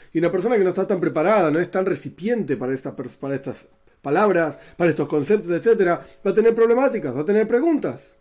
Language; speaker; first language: Spanish; native; Spanish